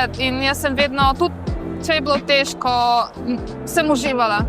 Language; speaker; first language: Slovenian; non-native, fluent; Polish